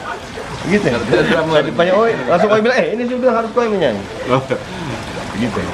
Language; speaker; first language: Indonesian; native; Indonesian